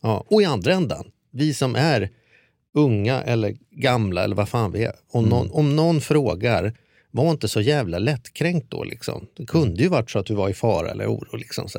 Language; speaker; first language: Swedish; native; Swedish